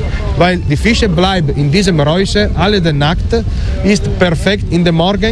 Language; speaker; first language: German; non-native, learner; Italian